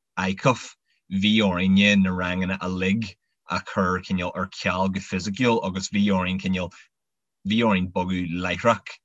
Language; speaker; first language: Irish; non-native, local second language; English